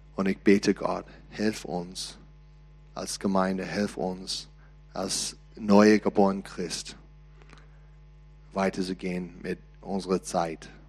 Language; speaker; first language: German; non-native, learner; English